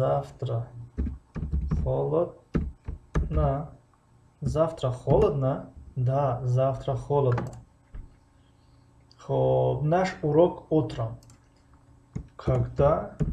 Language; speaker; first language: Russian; non-native, fluent; Tajik